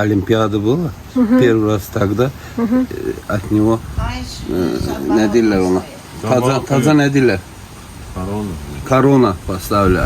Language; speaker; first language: Russian; non-native, local second language; Azerbaijani